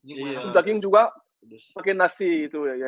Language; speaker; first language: Indonesian; non-native, learner; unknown